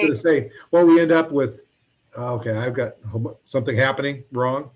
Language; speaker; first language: English; native; English